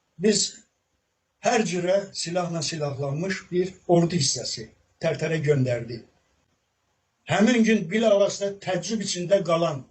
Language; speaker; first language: Azerbaijani; non-native, local second language; Talysh